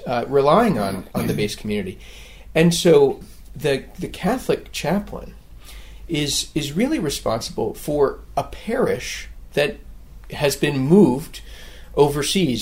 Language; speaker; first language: English; native; English